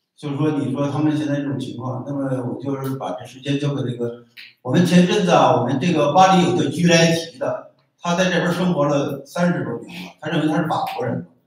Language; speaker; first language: Chinese; native; Chinese